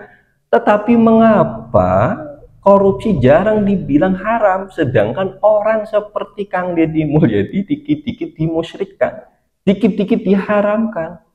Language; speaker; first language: Indonesian; native; Indonesian